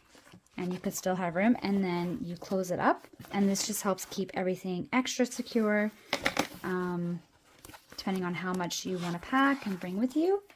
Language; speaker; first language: English; native; English